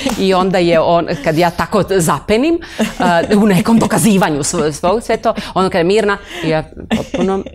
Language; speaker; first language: Serbian; non-native, local second language; Romanian